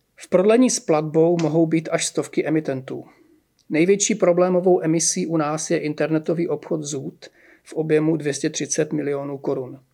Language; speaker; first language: Czech; native; Czech